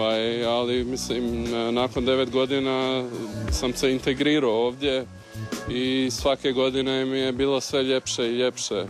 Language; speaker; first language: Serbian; early bilingual, heritage; Croatian